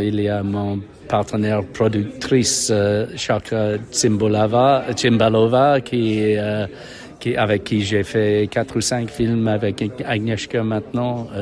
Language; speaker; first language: French; non-native, fluent; English